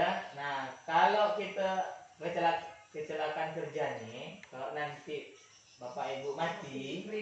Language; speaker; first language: Malay; native; Malay